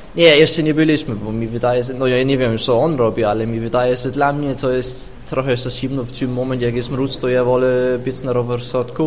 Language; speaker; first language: Polish; non-native, fluent; Danish